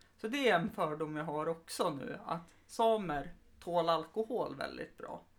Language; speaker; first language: Swedish; native; Swedish